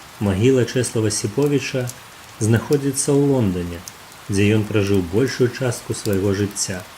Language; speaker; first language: Belarusian; native; Belarusian